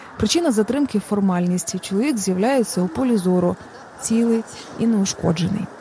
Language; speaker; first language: Ukrainian; native; Ukrainian